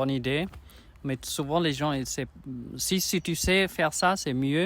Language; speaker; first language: French; non-native, learner; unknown